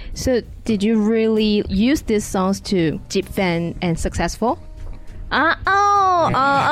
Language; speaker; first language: English; non-native, fluent; Chinese